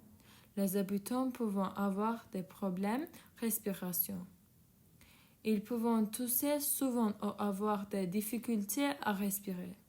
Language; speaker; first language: French; non-native, learner; Turkish